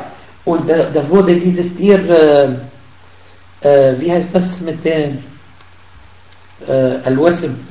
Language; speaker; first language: German; non-native, fluent; Arabic